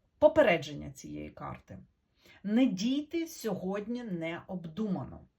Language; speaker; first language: Ukrainian; non-native, local second language; Russian